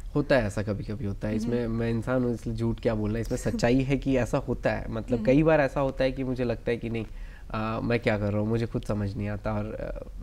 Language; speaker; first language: Hindi; native; Hindi